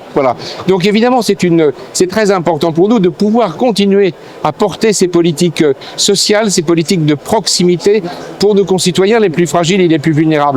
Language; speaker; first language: French; native; French